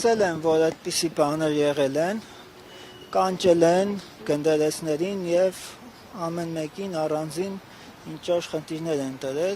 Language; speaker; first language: Armenian; native; Armenian